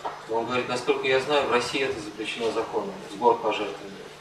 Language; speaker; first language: Russian; native; Russian